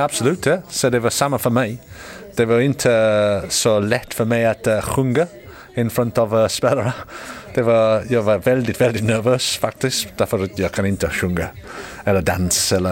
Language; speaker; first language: Swedish; non-native, learner; English